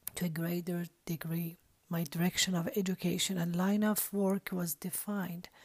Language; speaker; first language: English; non-native, fluent; Persian